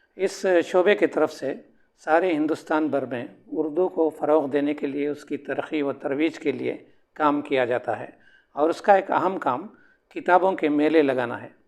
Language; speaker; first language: Urdu; native; Urdu